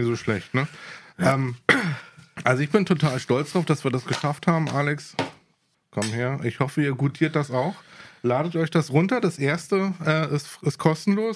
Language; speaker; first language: German; native; German